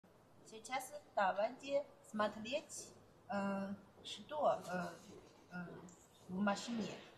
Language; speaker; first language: Russian; non-native, learner; Chinese